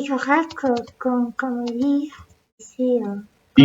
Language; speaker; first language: French; non-native, learner; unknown